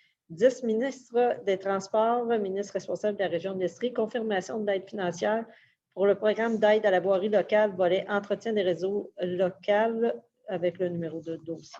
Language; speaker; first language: French; native; French